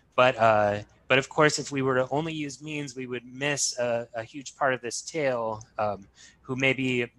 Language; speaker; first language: English; native; English